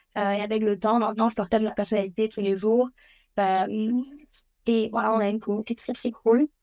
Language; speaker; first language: French; early bilingual, other home language; Spanish